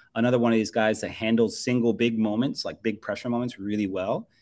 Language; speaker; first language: English; native; English